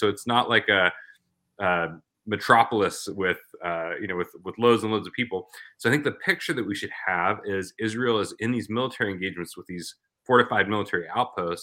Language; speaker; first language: English; native; English